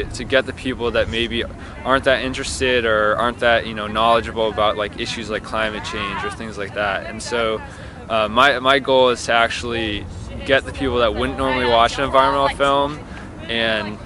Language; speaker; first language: English; native; English